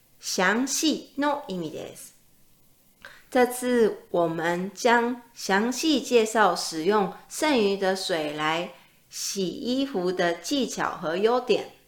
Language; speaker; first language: Japanese; native; Japanese